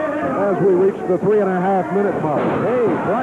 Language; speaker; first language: English; native; English